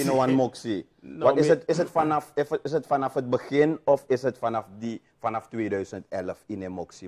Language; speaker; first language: Dutch; native; Dutch